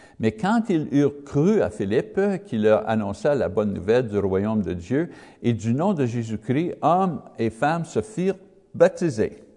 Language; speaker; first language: French; non-native, learner; English